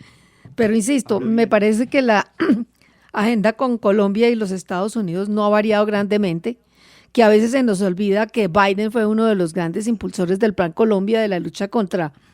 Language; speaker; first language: Spanish; native; Spanish